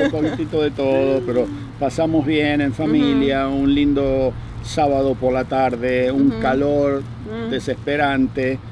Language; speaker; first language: Spanish; native; Spanish